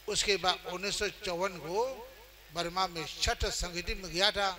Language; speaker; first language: Hindi; non-native, fluent; Burmese